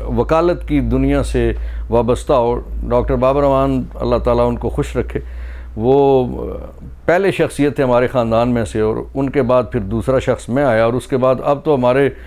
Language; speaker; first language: Urdu; non-native, local second language; Pahari-Potwari